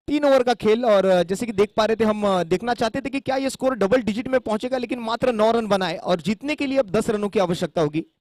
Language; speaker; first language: Hindi; non-native, local second language; Marathi